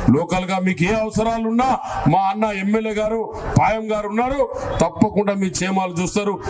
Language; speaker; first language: Telugu; non-native, local second language; Lambadi